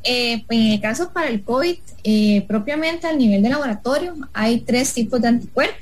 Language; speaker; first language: Spanish; native; Spanish